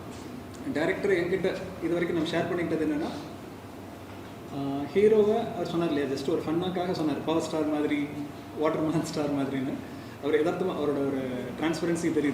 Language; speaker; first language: Tamil; native; Tamil